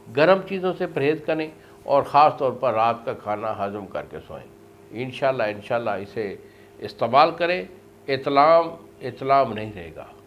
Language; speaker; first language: Urdu; non-native, local second language; Punjabi